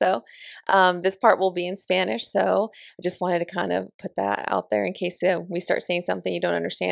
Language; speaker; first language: English; early bilingual, other home language; Spanish